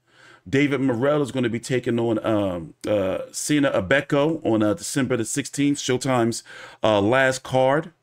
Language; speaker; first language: English; native; English